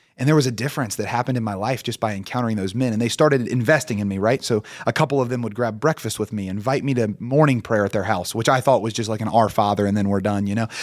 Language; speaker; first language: English; native; English